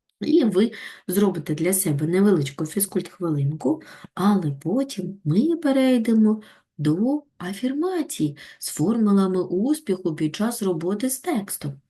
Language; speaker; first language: Ukrainian; native; Ukrainian